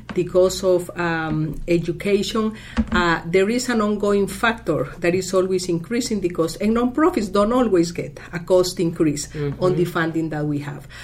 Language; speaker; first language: English; non-native, fluent; Spanish